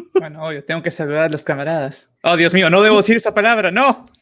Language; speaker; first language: Spanish; native; Spanish